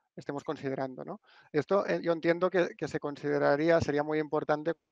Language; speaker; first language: Spanish; non-native, local second language; Catalan